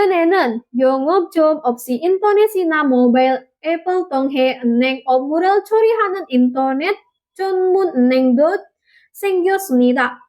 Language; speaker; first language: Korean; non-native, fluent; Indonesian